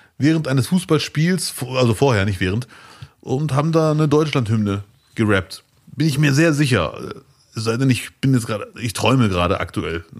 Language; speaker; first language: German; early bilingual, other home language; Arabic